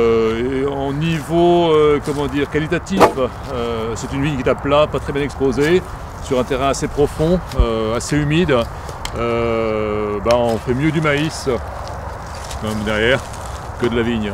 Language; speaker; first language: French; native; French